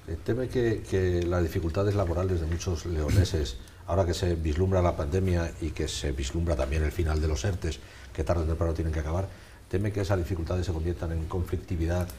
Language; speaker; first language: Spanish; native; Spanish